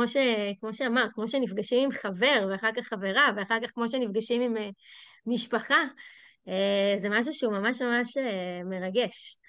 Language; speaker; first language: Hebrew; native; Hebrew